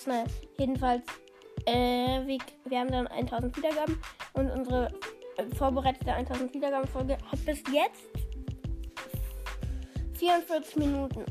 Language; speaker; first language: German; native; German